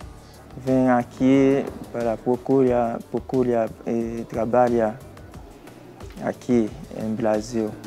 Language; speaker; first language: Portuguese; non-native, learner; Haitian Creole